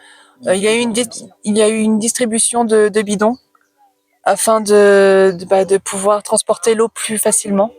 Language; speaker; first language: French; native; French